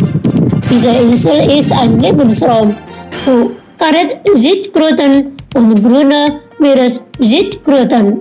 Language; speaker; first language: German; non-native, learner; Indonesian